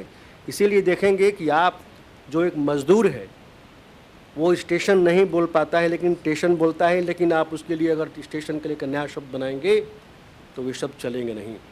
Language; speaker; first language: Hindi; native; Hindi